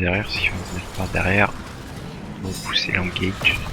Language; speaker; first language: French; native; French